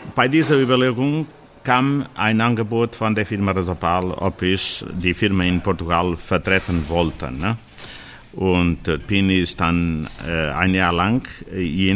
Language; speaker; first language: German; non-native, fluent; Portuguese